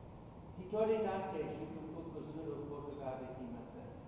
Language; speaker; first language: Japanese; non-native, fluent; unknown